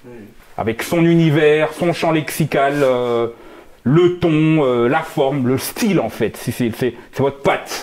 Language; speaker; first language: French; native; French